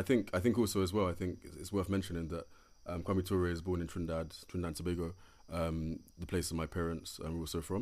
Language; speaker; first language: English; native; English